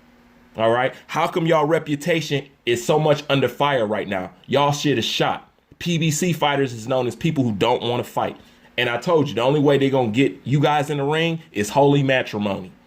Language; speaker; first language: English; native; English